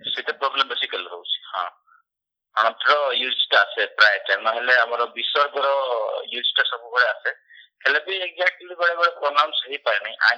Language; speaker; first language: Odia; non-native, local second language; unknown